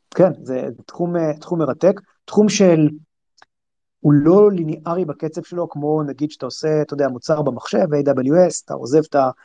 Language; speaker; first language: Hebrew; native; Hebrew